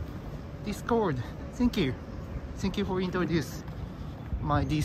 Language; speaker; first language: English; non-native, learner; Japanese